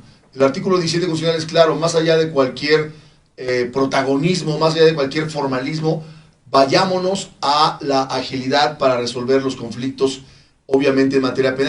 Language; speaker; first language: Spanish; native; Spanish